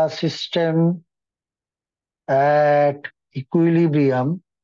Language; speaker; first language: English; non-native, local second language; Hindi